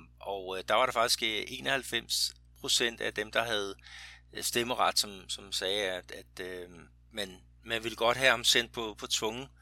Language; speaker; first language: Danish; native; Danish